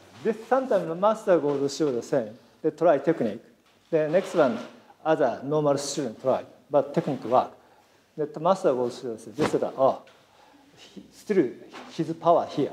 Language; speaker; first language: English; non-native, learner; Japanese